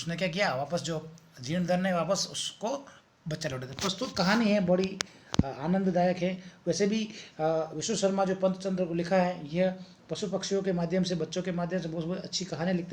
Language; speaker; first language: Hindi; native; Hindi